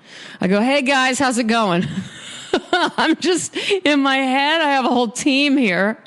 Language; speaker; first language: English; native; English